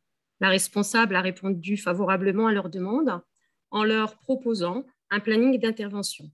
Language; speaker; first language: French; native; French